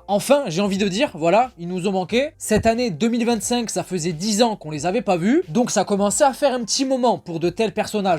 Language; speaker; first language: French; native; French